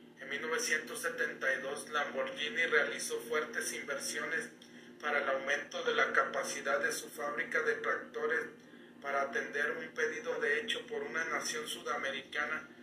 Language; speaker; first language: Spanish; native; Spanish